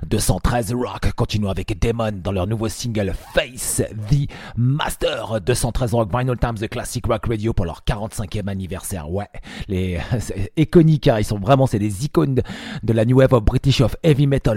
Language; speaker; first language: French; native; French